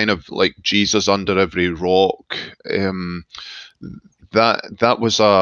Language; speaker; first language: English; native; English